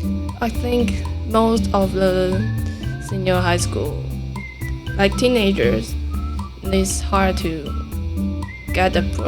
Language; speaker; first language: English; non-native, learner; Chinese